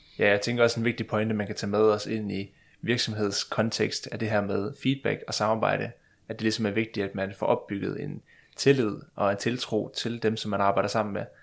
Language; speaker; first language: Danish; native; Danish